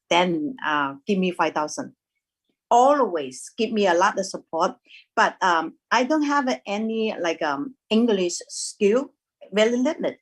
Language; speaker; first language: English; non-native, learner; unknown